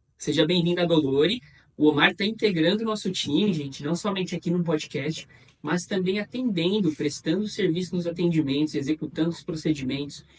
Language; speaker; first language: Portuguese; native; Portuguese